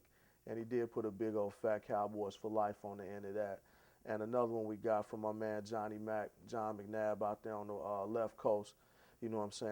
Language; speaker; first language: English; native; English